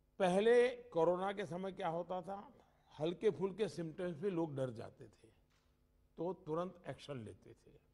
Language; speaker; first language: Hindi; non-native, local second language; Gujarati